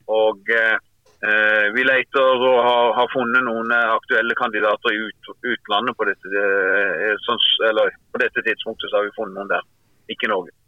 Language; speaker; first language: Norwegian; native; Norwegian